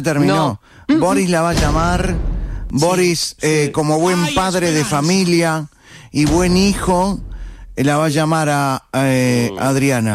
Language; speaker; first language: Spanish; native; Spanish